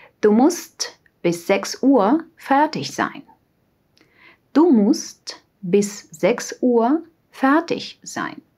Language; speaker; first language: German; non-native, fluent; Russian